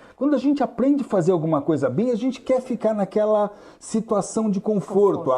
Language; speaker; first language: Portuguese; native; Portuguese